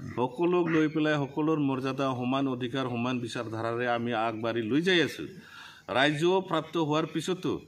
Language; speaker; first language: Assamese; non-native, local second language; Bodo